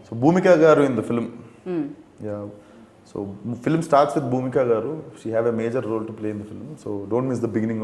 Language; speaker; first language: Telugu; native; Telugu